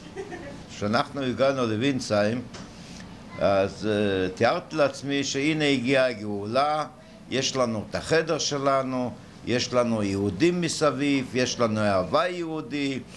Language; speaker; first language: Hebrew; early bilingual, other home language; Yiddish